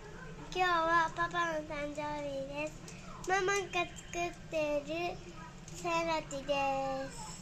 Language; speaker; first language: Japanese; early bilingual, other home language; Nepali